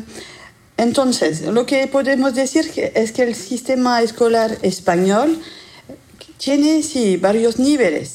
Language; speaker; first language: Spanish; non-native, fluent; French